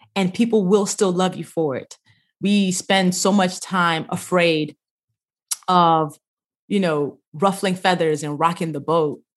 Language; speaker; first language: English; early bilingual, other home language; Yoruba